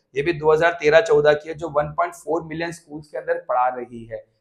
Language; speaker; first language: Hindi; non-native, local second language; Gujarati